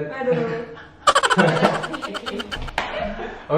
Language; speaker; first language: English; non-native, fluent; Japanese